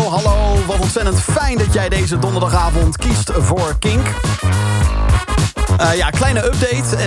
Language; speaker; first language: Dutch; native; Dutch